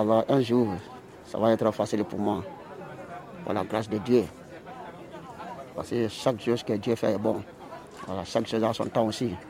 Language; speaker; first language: French; non-native, learner; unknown